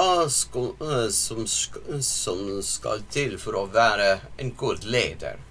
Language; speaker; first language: Norwegian; non-native, learner; English